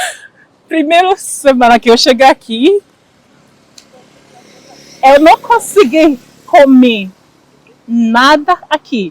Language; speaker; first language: Portuguese; non-native, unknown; Igbo